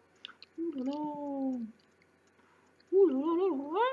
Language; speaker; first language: French; native; French